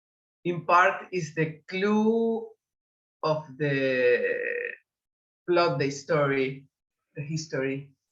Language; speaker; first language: English; non-native, learner; Spanish